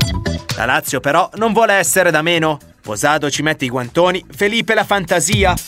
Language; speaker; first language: Italian; native; Italian